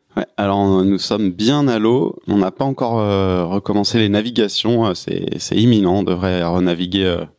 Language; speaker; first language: French; native; French